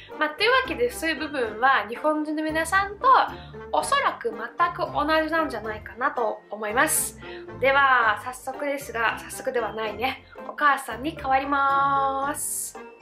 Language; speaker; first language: Japanese; non-native, fluent; Russian